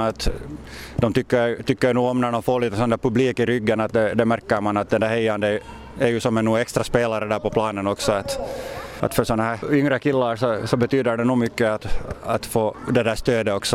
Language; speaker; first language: Swedish; native; Swedish